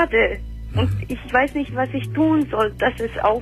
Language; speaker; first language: German; early bilingual, other home language; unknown